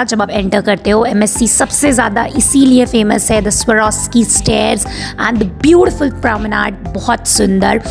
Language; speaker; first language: Hindi; native; Hindi